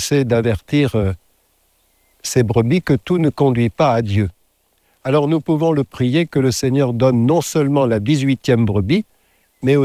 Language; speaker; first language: French; native; French